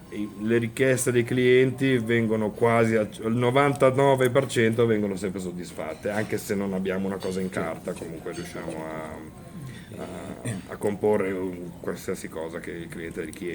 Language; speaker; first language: Italian; native; Italian